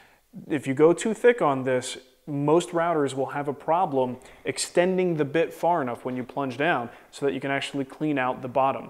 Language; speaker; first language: English; native; English